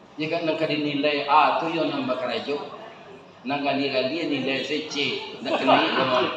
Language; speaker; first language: Malay; non-native, local second language; Minangkabau